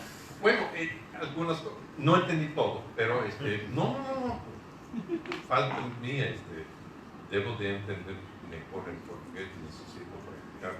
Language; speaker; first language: Spanish; non-native, fluent; English